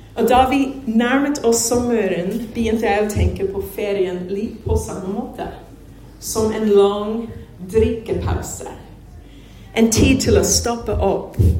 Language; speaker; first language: Norwegian; non-native, fluent; English